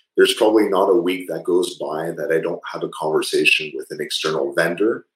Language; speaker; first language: English; early bilingual, other home language; French